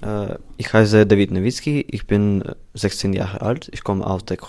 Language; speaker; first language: German; non-native, learner; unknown